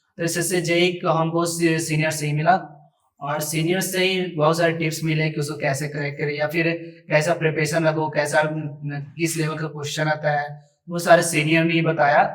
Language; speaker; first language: Hindi; native; Hindi